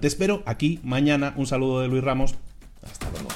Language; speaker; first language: Spanish; native; Spanish